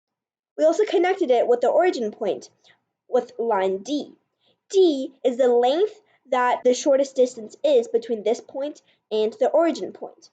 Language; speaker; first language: English; native; English